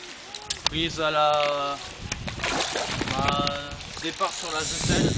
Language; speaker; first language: French; native; French